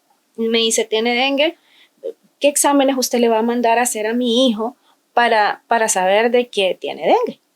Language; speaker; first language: Spanish; native; Spanish